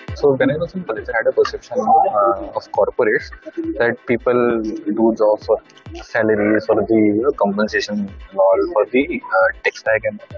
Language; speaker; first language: English; non-native, local second language; Hindi